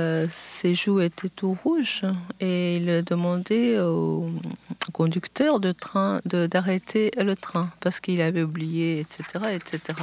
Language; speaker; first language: French; non-native, fluent; Japanese